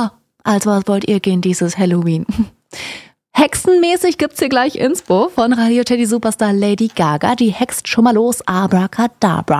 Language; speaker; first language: German; native; German